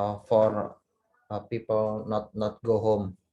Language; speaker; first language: English; non-native, learner; Indonesian